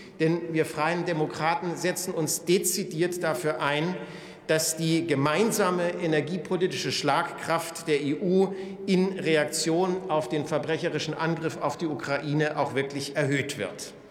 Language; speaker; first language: German; native; German